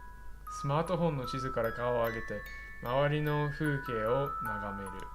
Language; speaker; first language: Japanese; non-native, fluent; English